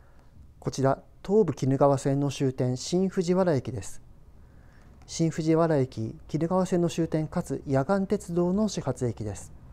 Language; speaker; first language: Japanese; native; Japanese